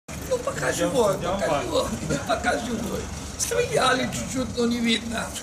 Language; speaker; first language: Russian; non-native, fluent; Italian